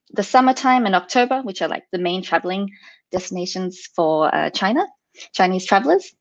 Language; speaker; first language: English; native; English